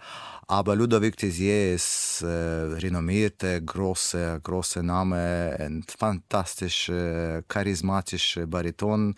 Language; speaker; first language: German; non-native, learner; Russian